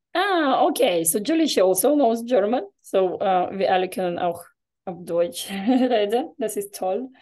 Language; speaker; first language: German; non-native, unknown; Latvian